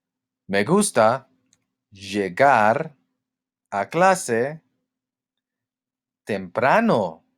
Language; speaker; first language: Spanish; non-native, fluent; English